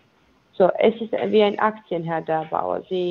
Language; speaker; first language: German; non-native, learner; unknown